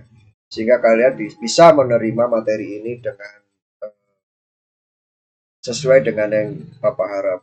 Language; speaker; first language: Indonesian; native; Indonesian